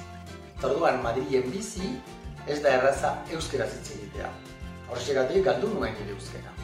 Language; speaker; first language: Basque; non-native, local second language; Spanish